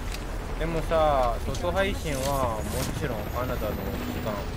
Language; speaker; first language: Japanese; early bilingual, heritage; Japanese